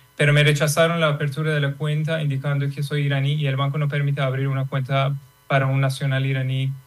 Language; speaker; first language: Spanish; non-native, fluent; Persian